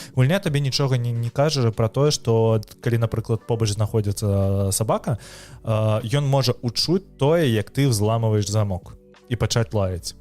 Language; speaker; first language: Belarusian; non-native, local second language; Russian